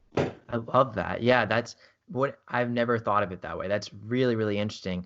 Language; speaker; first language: English; native; English